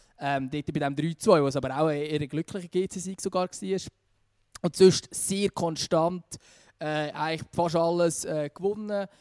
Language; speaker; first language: German; native; German